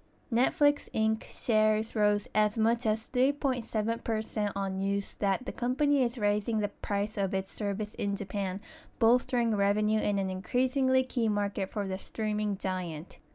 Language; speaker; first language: English; early bilingual, other home language; Japanese